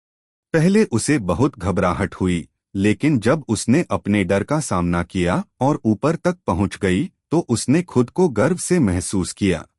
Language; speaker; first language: Hindi; native; Hindi